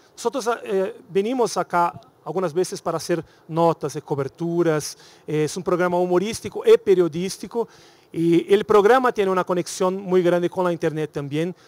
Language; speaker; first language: Spanish; non-native, learner; Portuguese